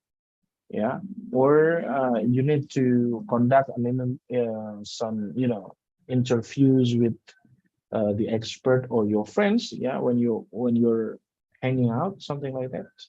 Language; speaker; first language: English; non-native, fluent; Indonesian